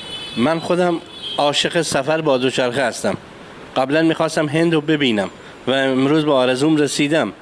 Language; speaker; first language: Persian; non-native, local second language; Kurdish